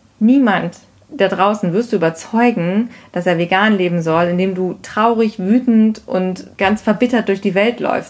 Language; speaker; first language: German; native; German